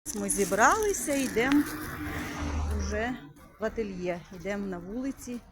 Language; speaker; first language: Ukrainian; native; Ukrainian